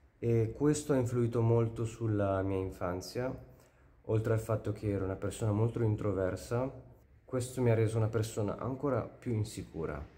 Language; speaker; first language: Italian; early bilingual, other home language; Filipino